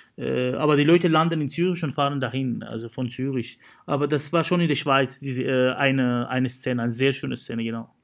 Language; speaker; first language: German; non-native, fluent; Arabic